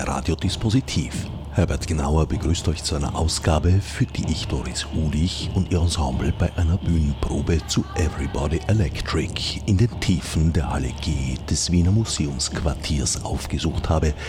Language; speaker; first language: German; native; German